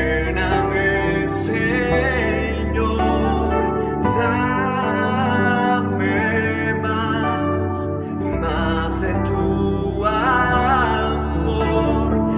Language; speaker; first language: Spanish; native; Spanish